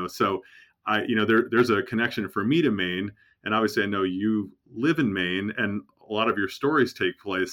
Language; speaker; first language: English; native; English